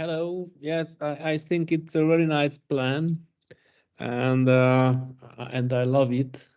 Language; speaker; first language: English; non-native, learner; Hungarian